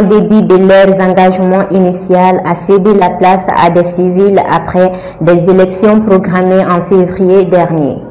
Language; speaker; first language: French; non-native, local second language; Bambara